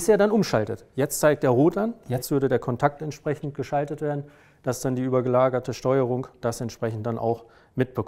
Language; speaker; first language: German; native; German